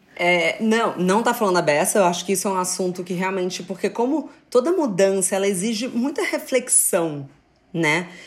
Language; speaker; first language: Portuguese; native; Portuguese